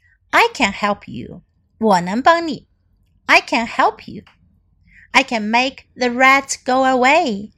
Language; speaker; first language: English; non-native, fluent; Chinese